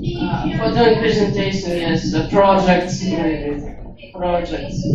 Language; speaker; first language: English; non-native, learner; Russian